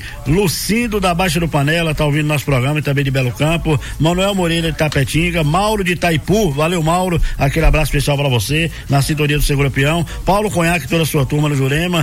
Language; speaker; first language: Portuguese; native; Portuguese